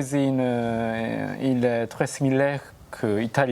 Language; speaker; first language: French; non-native, learner; Japanese